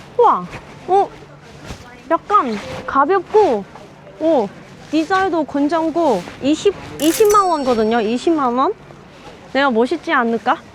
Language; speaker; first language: Korean; non-native, fluent; Vietnamese